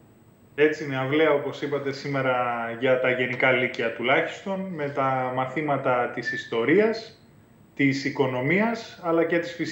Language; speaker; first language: Greek; native; Greek